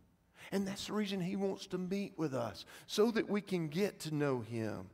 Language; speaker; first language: English; native; English